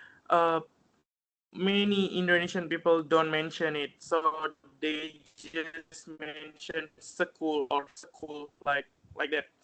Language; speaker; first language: English; non-native, fluent; Indonesian